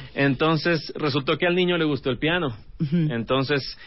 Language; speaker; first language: Spanish; native; Spanish